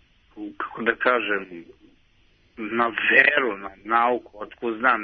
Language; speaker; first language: Serbian; native; Serbian